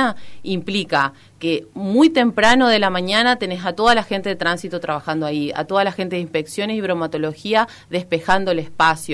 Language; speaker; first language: Spanish; native; Spanish